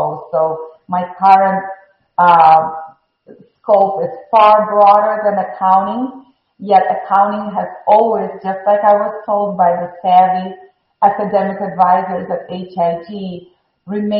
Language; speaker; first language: English; non-native, fluent; Russian